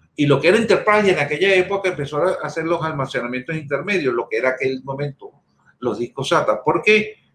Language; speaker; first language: Spanish; native; Spanish